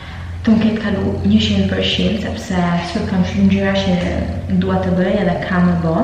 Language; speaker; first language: Albanian; early bilingual, heritage; Albanian